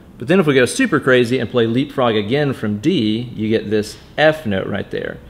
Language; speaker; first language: English; native; English